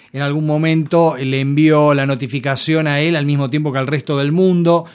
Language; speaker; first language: Spanish; native; Spanish